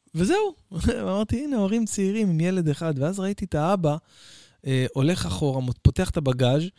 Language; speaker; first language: Hebrew; native; Hebrew